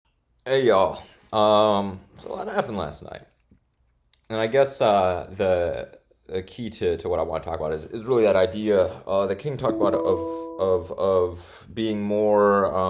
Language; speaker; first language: English; native; English